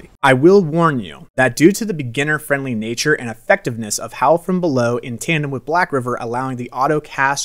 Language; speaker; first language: English; native; English